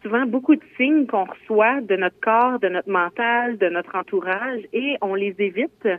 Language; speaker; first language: French; native; French